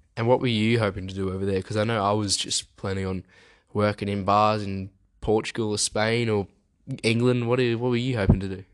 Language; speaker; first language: English; early bilingual, other home language; German